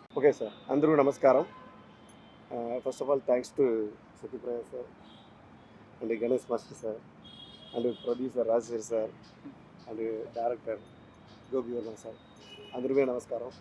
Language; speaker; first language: Telugu; non-native, learner; Tamil